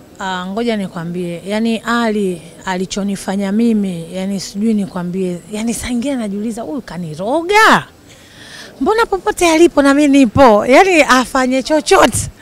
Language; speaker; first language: Swahili; native; Swahili